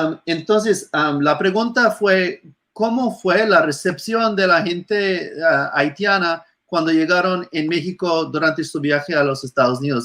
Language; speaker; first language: Spanish; non-native, fluent; English